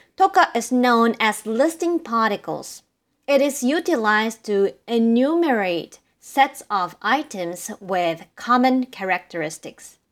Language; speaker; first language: English; non-native, fluent; Japanese